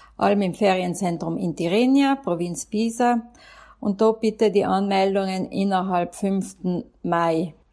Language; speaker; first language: German; native; German